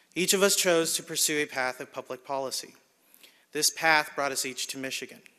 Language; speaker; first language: English; early bilingual, other home language; Spanish